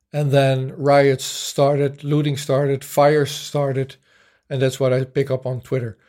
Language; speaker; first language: English; non-native, fluent; Dutch